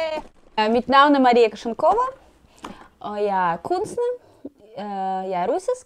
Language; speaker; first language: Danish; non-native, fluent; Russian